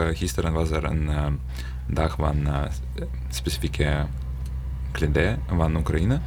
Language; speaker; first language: Dutch; non-native, fluent; Ukrainian